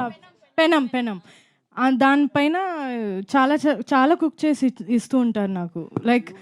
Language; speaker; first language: Telugu; non-native, fluent; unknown